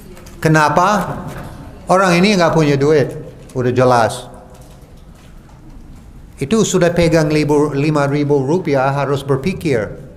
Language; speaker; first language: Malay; non-native, fluent; English